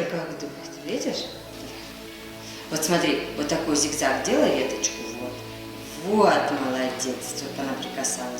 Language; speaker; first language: Russian; native; Russian